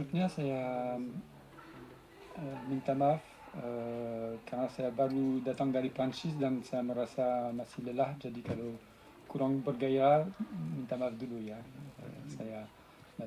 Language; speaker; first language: Indonesian; non-native, fluent; French